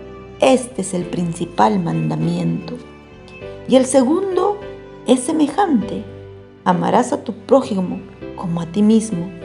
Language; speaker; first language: Spanish; native; Spanish